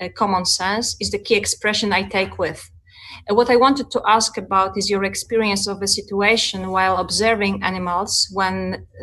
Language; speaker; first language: English; non-native, fluent; Polish